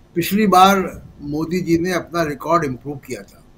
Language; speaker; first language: Hindi; native; Hindi